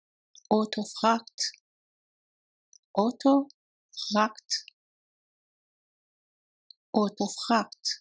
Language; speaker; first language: German; non-native, fluent; Russian